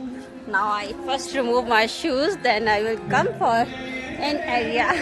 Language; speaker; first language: English; non-native, learner; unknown